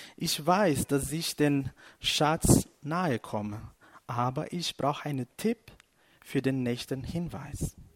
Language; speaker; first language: German; non-native, fluent; Portuguese